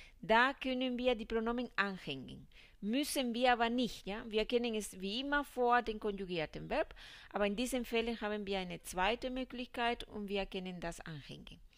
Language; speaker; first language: German; non-native, fluent; Spanish